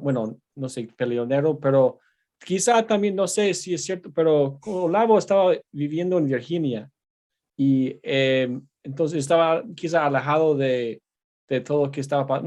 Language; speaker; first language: Spanish; non-native, fluent; English